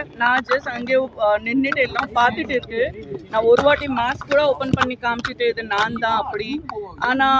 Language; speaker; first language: Tamil; non-native, learner; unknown